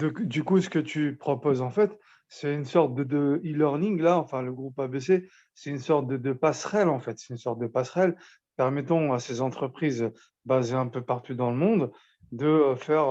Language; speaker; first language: French; non-native, local second language; Arabic